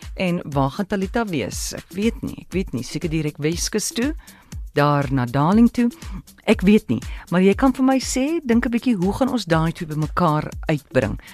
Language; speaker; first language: Afrikaans; native; Afrikaans